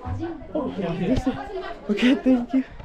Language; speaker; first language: English; non-native, learner; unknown